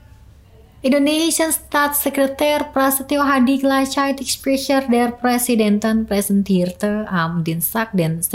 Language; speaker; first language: German; non-native, fluent; Indonesian